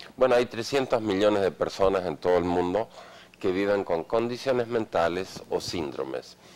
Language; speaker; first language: Spanish; non-native, fluent; Swedish